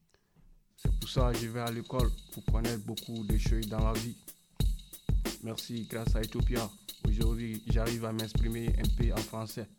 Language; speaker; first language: French; non-native, learner; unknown